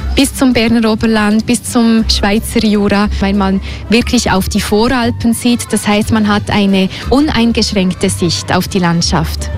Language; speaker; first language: German; native; German